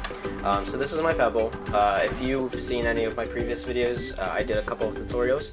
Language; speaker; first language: English; native; English